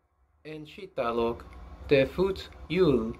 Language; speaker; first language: Hungarian; non-native, learner; English